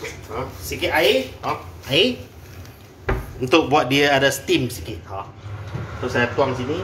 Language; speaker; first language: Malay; non-native, local second language; Chinese